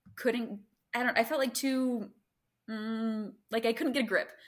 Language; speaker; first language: English; native; English